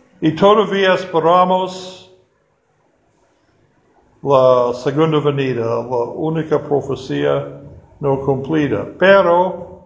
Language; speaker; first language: Spanish; non-native, fluent; English